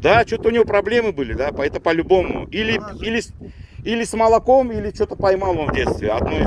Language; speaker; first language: Russian; native; Russian